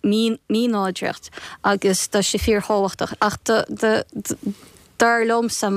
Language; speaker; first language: Irish; non-native, fluent; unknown